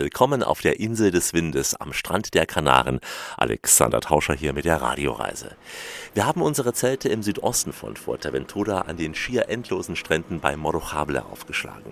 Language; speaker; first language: German; native; German